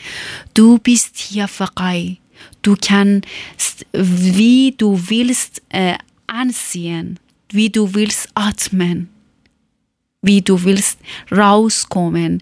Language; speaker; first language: German; non-native, learner; Persian